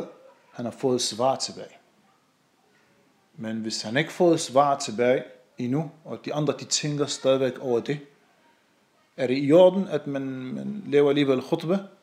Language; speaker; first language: Danish; non-native, fluent; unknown